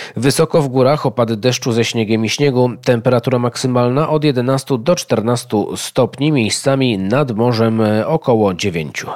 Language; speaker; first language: Polish; native; Polish